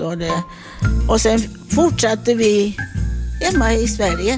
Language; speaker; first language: Swedish; non-native, fluent; Italian